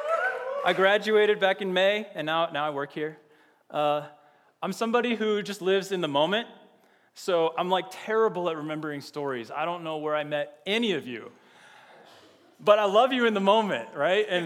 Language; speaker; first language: English; native; English